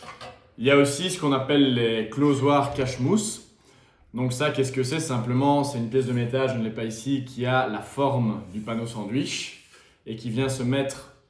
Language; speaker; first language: French; native; French